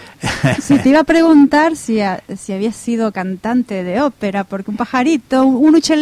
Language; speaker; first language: Spanish; native; Spanish